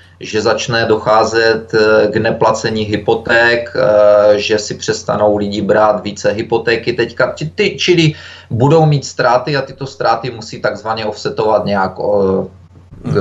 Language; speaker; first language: Czech; native; Czech